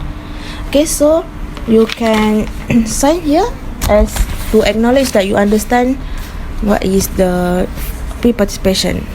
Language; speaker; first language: English; non-native, local second language; Malay